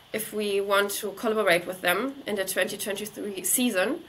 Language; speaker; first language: English; non-native, fluent; German